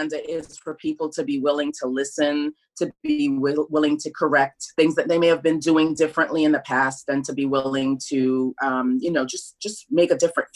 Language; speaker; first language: English; native; English